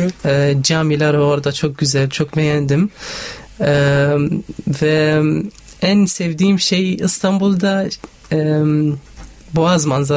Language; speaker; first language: Turkish; non-native, learner; Arabic